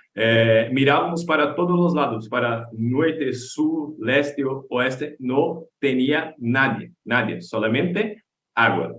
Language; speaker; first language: Spanish; non-native, learner; Portuguese